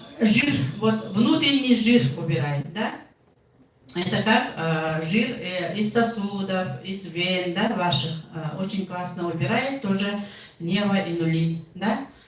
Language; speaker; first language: Russian; non-native, local second language; Yakut